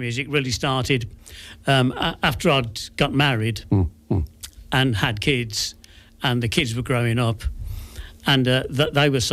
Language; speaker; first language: English; native; English